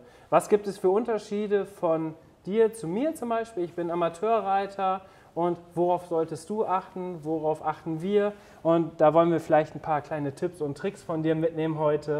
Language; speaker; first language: German; native; German